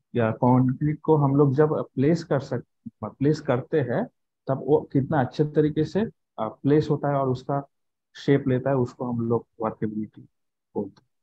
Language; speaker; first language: Hindi; non-native, local second language; Bangla